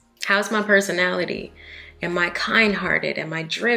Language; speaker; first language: English; native; English